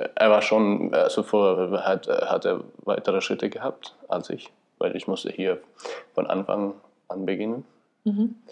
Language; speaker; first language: German; non-native, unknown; Albanian